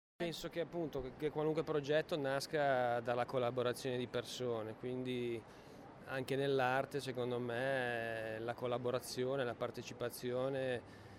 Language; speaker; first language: Italian; native; Italian